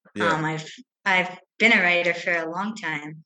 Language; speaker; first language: English; native; English